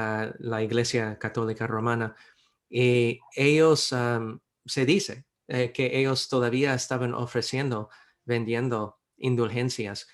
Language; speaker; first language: Spanish; non-native, fluent; English